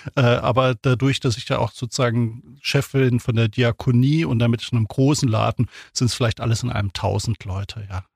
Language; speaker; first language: German; native; German